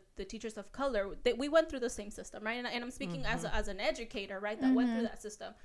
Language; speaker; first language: English; early bilingual, other home language; Spanish